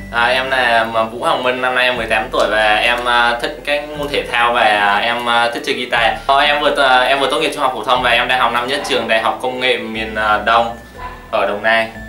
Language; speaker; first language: Vietnamese; native; Vietnamese